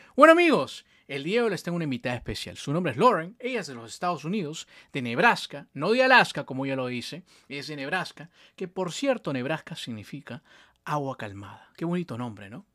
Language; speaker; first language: Spanish; native; Spanish